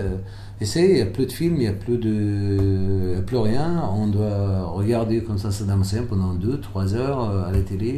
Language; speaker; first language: French; non-native, fluent; Arabic